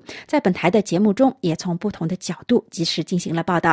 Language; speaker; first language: Chinese; native; Chinese